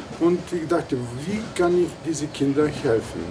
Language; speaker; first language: German; non-native, fluent; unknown